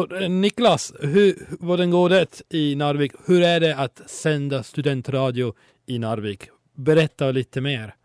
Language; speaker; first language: Swedish; non-native, learner; Italian